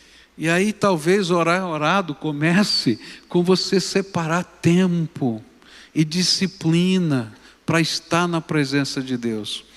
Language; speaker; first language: Portuguese; native; Portuguese